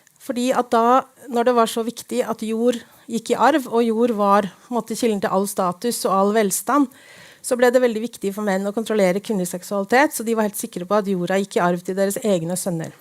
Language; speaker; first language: Norwegian; native; Norwegian